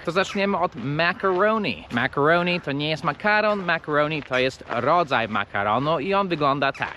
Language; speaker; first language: Polish; early bilingual, heritage; Polish